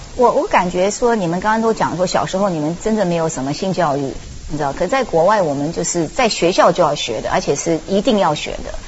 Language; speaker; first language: Chinese; early bilingual, heritage; Chinese